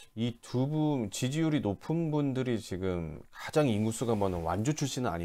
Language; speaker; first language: Korean; native; Korean